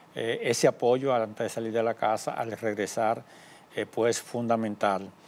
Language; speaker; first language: Spanish; native; Spanish